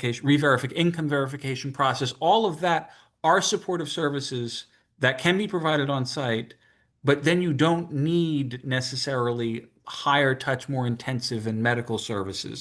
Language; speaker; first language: English; native; English